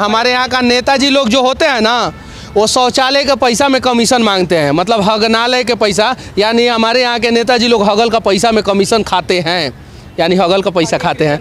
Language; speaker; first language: Hindi; native; Hindi